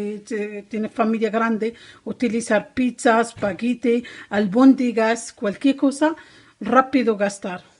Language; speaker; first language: Spanish; non-native, learner; Arabic